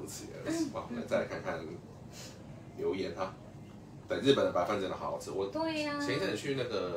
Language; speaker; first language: Chinese; native; Chinese